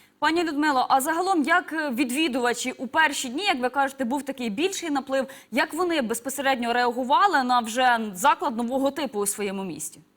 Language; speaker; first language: Ukrainian; native; Ukrainian